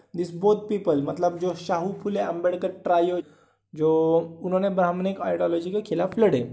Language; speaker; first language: Hindi; non-native, local second language; Marathi